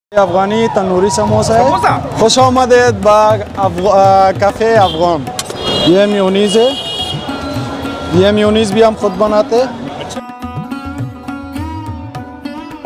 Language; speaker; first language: Hindi; non-native, learner; Persian